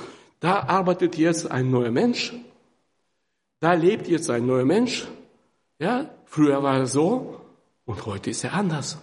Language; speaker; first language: German; non-native, fluent; Russian